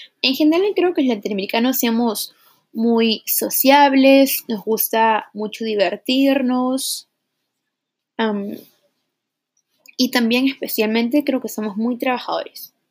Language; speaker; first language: Spanish; early bilingual, heritage; Spanish